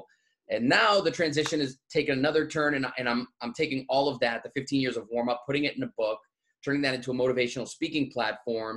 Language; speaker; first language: English; native; English